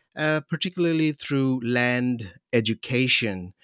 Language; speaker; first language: English; non-native, local second language; Urdu